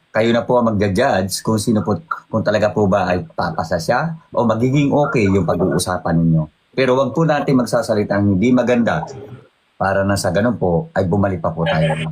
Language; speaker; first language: Filipino; native; Filipino